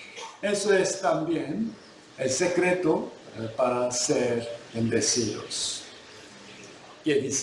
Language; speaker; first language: Spanish; non-native, fluent; Korean